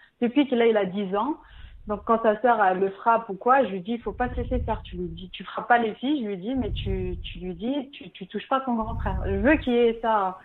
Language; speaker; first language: French; early bilingual, other home language; Arabic